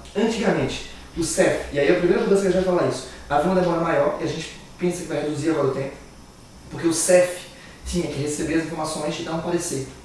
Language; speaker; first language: Portuguese; native; Portuguese